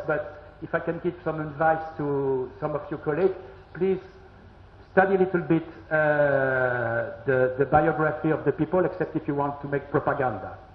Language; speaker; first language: English; non-native, learner; French